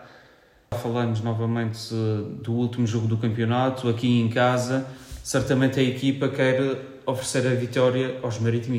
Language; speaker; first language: Portuguese; native; Portuguese